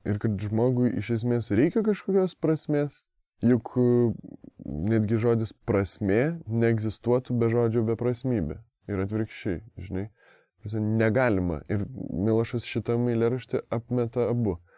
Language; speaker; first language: Lithuanian; native; Lithuanian